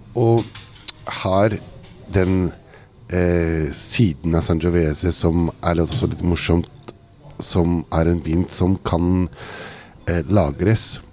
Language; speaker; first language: Norwegian; early bilingual, heritage; Italian